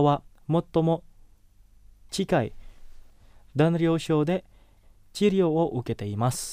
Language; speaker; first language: Japanese; non-native, fluent; Indonesian